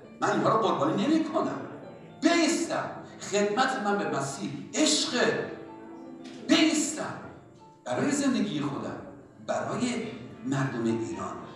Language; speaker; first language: Persian; native; Persian